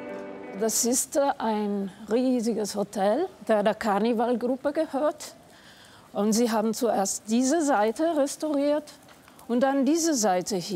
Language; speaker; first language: German; non-native, fluent; Italian